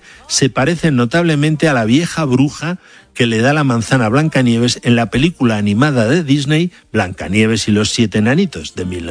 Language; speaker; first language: Spanish; native; Spanish